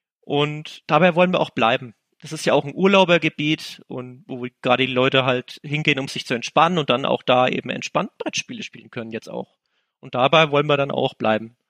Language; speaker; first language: German; native; German